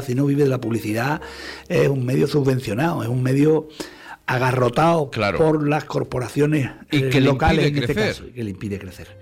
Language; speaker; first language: Spanish; native; Spanish